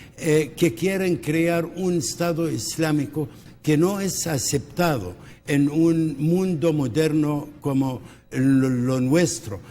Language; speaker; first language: Spanish; early bilingual, heritage; Spanish